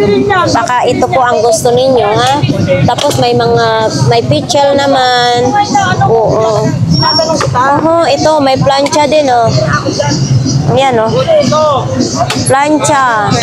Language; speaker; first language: Filipino; native; Filipino